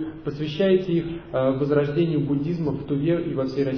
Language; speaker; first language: Russian; native; Russian